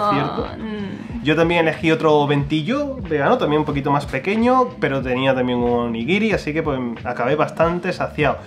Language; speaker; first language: Spanish; native; Spanish